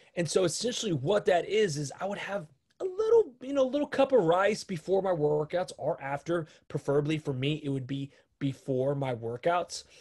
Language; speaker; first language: English; native; English